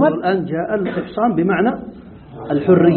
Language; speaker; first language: Arabic; native; Arabic